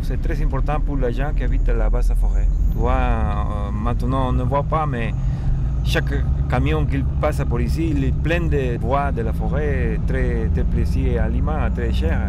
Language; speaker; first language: French; non-native, fluent; Spanish